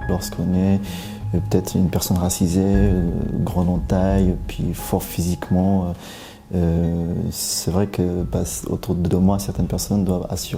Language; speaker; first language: French; early bilingual, other home language; Tigrinya